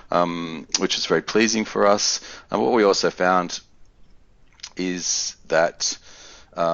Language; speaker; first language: English; native; English